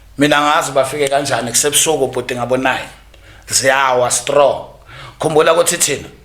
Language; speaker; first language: Zulu; native; Zulu